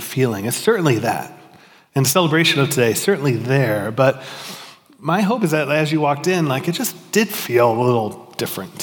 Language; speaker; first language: English; native; English